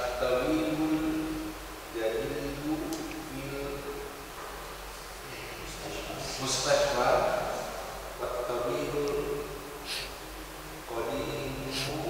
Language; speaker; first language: Arabic; non-native, learner; Indonesian